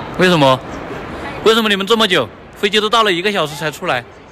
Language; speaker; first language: Chinese; native; Chinese